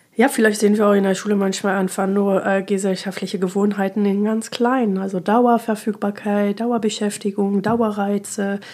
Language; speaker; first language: German; non-native, fluent; French